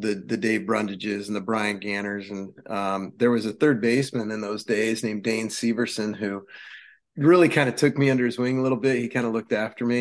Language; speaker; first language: English; native; English